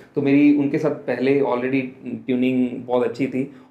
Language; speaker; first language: Hindi; native; Hindi